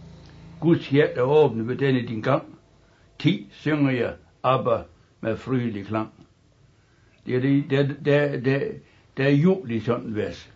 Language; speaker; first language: Danish; native; Danish